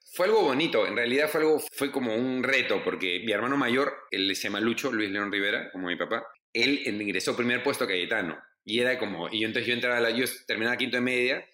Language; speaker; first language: Spanish; native; Spanish